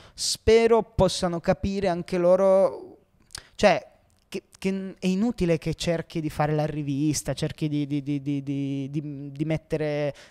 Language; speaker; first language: Italian; native; Italian